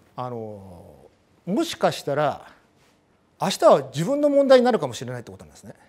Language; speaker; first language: Japanese; native; Japanese